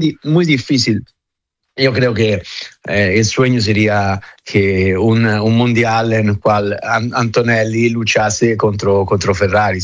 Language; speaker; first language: Spanish; non-native, fluent; Italian